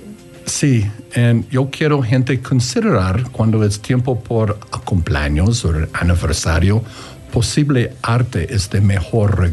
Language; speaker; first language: Spanish; non-native, learner; English